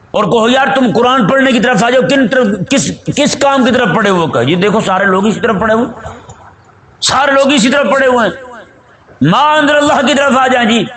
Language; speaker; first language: Urdu; non-native, local second language; Punjabi